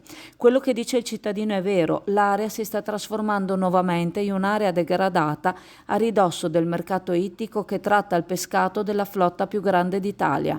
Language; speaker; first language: Italian; native; Italian